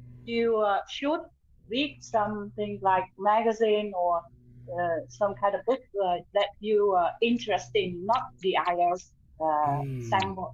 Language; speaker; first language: English; non-native, learner; Vietnamese